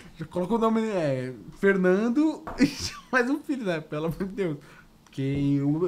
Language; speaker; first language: Portuguese; native; Portuguese